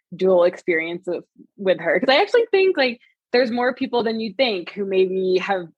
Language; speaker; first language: English; native; English